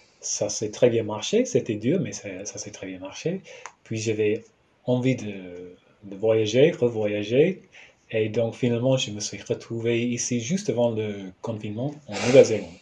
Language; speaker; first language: French; non-native, fluent; English